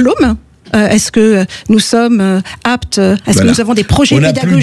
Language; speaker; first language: French; native; French